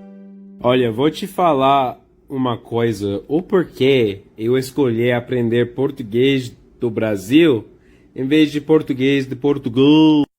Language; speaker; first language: Portuguese; non-native, learner; English